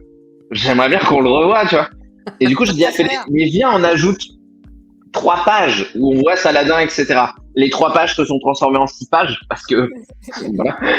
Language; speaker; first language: French; native; French